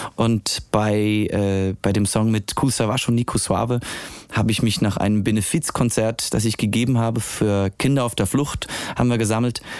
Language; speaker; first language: German; native; German